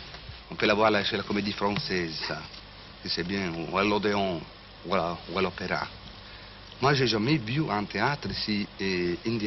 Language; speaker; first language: French; non-native, fluent; Italian